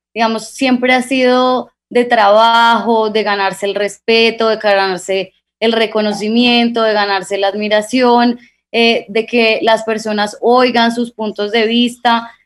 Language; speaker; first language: Spanish; native; Spanish